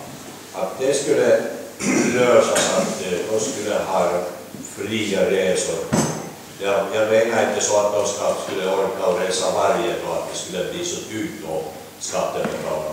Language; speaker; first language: Swedish; non-native, learner; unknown